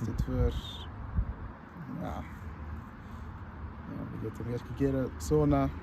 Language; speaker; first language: Icelandic; non-native, learner; English